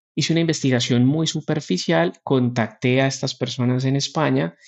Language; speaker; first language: Spanish; native; Spanish